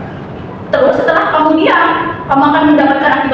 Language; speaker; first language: Indonesian; native; Indonesian